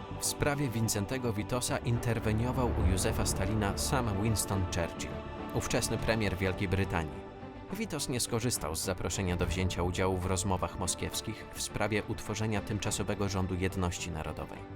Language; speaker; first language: Polish; native; Polish